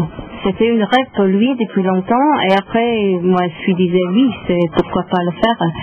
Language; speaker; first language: French; non-native, learner; English